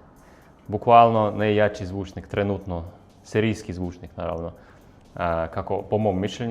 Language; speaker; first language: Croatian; non-native, fluent; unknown